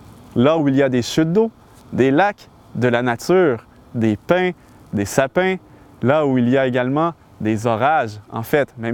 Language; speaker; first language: French; native; French